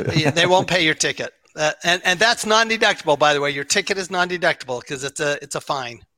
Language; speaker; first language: English; native; English